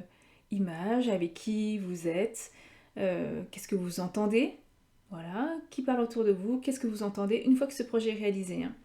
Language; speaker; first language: French; native; French